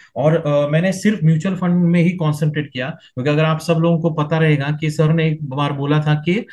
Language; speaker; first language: Hindi; non-native, local second language; Marathi